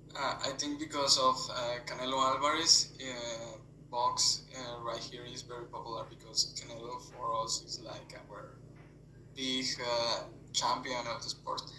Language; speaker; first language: English; non-native, fluent; Spanish